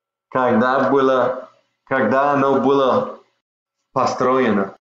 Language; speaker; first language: Russian; non-native, learner; English